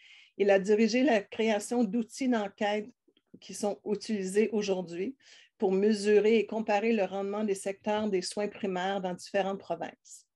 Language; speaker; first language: French; native; French